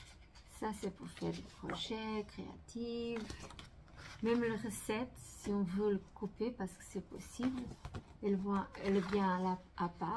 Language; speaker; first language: French; non-native, fluent; Portuguese